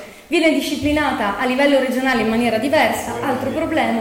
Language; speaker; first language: Italian; native; Italian